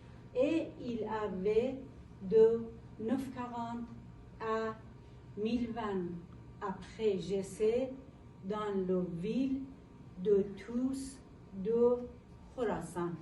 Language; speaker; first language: French; non-native, learner; Persian